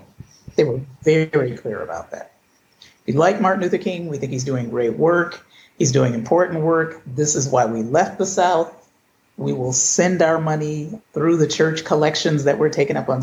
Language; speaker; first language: English; native; English